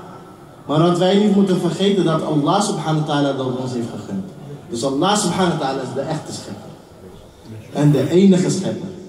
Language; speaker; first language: Dutch; early bilingual, heritage; Urdu